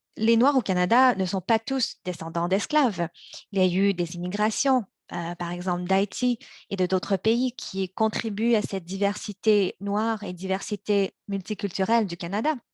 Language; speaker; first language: French; early bilingual, other home language; Chinese